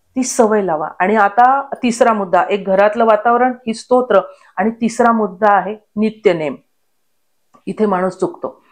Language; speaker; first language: Marathi; native; Marathi